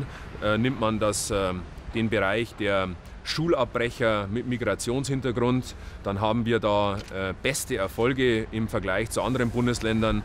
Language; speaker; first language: German; native; German